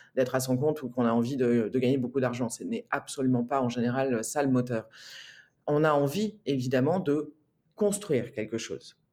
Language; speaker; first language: French; native; French